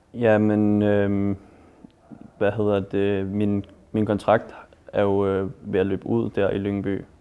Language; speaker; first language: Danish; native; Danish